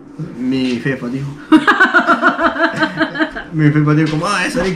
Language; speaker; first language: Spanish; non-native, learner; Japanese